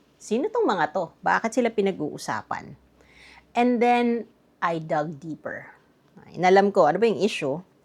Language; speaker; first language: Filipino; native; Filipino